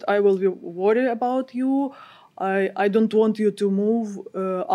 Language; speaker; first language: English; non-native, learner; Ukrainian